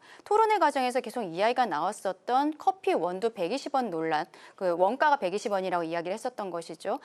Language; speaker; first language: Korean; native; Korean